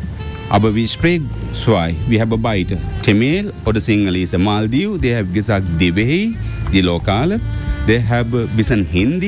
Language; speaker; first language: German; non-native, learner; Sinhala